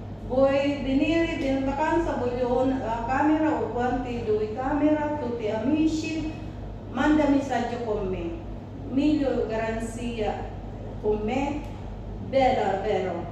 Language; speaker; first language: Italian; non-native, learner; Filipino